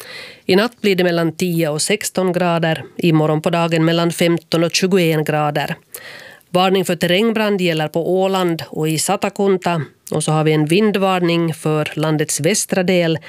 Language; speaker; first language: Swedish; native; Swedish